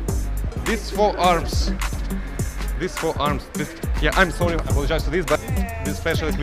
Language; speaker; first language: English; non-native, learner; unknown